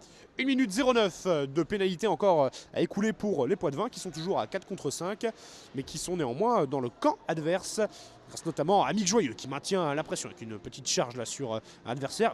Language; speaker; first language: French; native; French